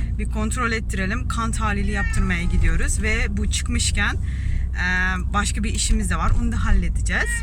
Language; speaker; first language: Turkish; non-native, fluent; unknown